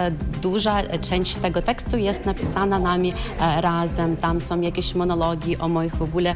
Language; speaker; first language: Polish; non-native, fluent; Ukrainian